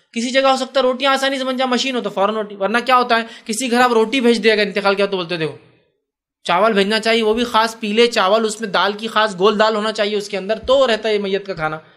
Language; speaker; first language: Urdu; non-native, local second language; Bangla